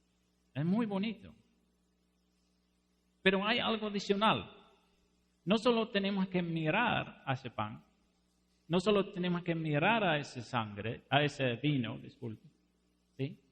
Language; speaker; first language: Spanish; non-native, fluent; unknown